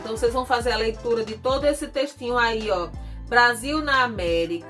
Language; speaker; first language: Portuguese; native; Portuguese